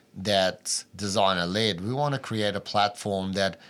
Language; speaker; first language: English; early bilingual, other home language; Albanian